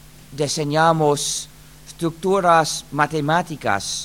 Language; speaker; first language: Spanish; non-native, fluent; English